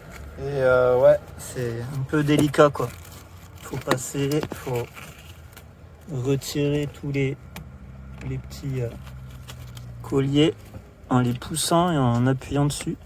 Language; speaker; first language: French; native; French